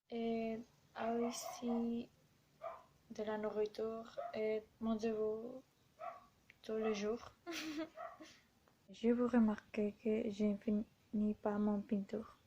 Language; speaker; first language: French; non-native, learner; Spanish